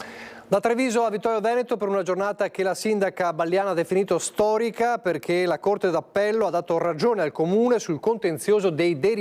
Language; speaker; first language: Italian; native; Italian